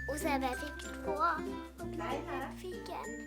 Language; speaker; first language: Mongolian; early bilingual, heritage; Mongolian